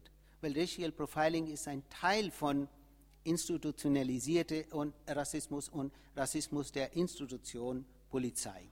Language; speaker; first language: German; non-native, fluent; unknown